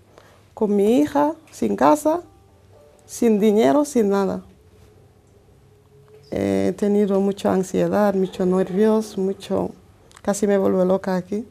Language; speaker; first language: Spanish; non-native, fluent; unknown